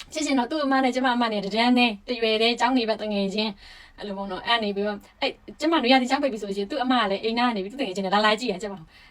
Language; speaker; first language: Burmese; native; Burmese